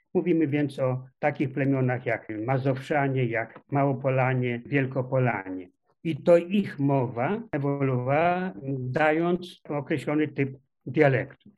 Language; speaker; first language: Polish; native; Polish